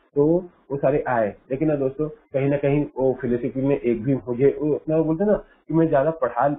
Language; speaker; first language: Hindi; native; Hindi